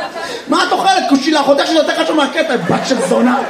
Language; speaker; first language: Hebrew; native; Hebrew